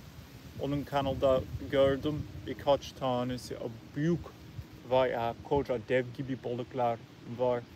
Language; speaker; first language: Turkish; non-native, learner; English